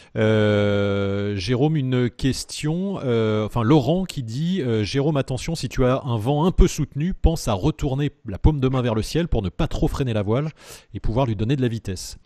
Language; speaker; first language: French; native; French